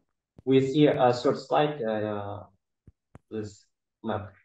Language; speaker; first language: English; non-native, fluent; Ukrainian